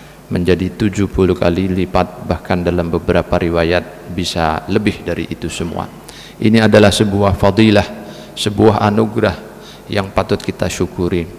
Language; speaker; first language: Indonesian; native; Indonesian